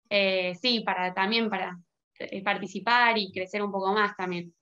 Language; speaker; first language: Spanish; native; Spanish